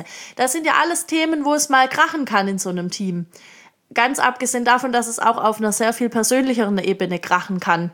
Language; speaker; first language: German; native; German